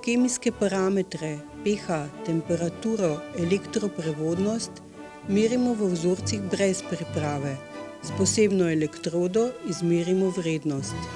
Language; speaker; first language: Slovenian; native; Slovenian